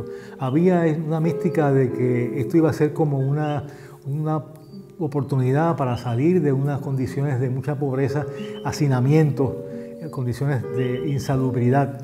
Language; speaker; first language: Spanish; native; Spanish